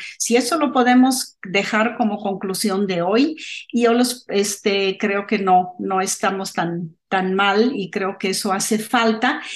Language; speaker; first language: Spanish; non-native, fluent; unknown